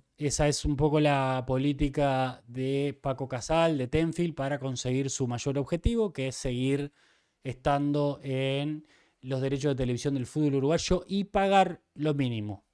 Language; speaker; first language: Spanish; native; Spanish